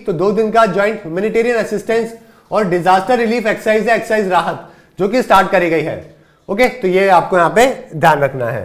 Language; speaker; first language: Hindi; native; Hindi